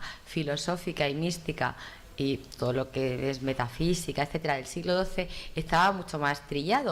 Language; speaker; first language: Spanish; native; Spanish